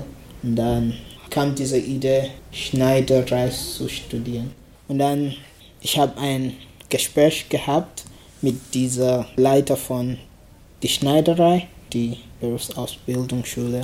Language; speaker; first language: German; non-native, learner; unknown